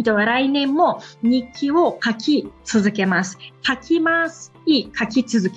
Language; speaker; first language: Japanese; non-native, fluent; Portuguese